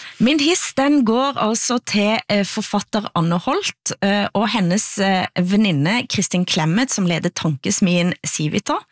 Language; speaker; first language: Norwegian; native; Norwegian